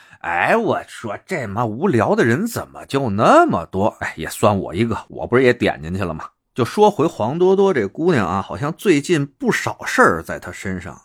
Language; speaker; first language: Chinese; native; Chinese